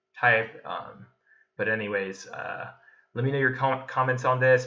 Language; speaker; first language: English; native; English